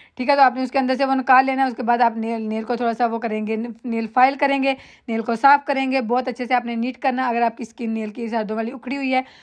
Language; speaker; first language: Urdu; non-native, local second language; Punjabi